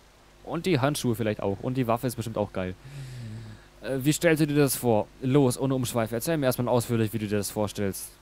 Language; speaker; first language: German; native; German